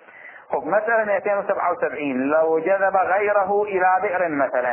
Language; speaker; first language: Arabic; native; Arabic